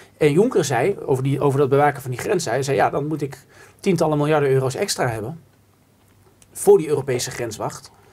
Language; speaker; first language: Dutch; native; Dutch